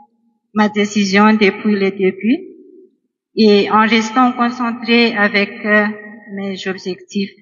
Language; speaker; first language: French; non-native, local second language; Malagasy